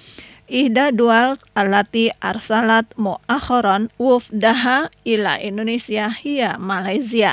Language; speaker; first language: Arabic; non-native, fluent; Indonesian